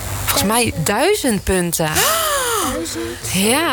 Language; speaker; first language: Dutch; native; Dutch